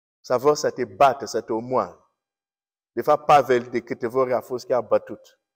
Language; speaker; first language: Romanian; non-native, fluent; English